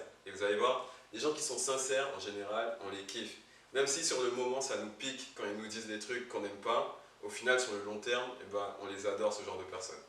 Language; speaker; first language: French; native; French